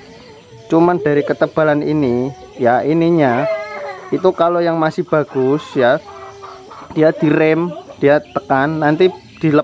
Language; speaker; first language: Indonesian; native; Indonesian